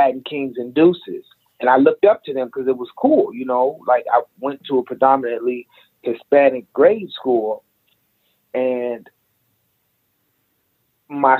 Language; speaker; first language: English; native; English